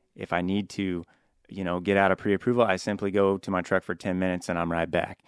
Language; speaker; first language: English; native; English